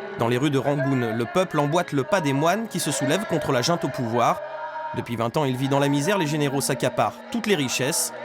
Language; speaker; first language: French; native; French